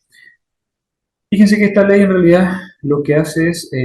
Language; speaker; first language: Spanish; native; Spanish